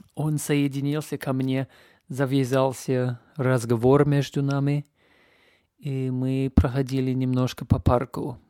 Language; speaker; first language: Russian; non-native, fluent; English